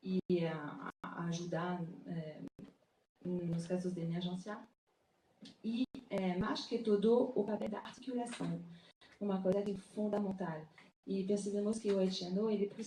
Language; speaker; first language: Portuguese; non-native, fluent; French